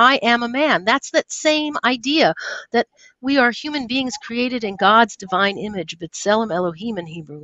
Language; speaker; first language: English; native; English